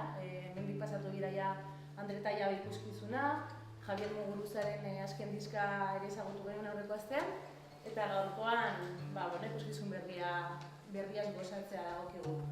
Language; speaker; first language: Basque; native; Basque